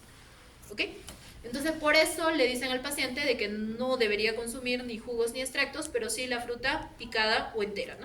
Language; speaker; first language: Spanish; native; Spanish